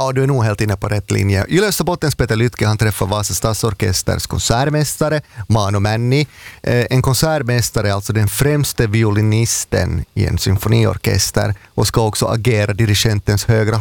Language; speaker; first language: Swedish; native; Swedish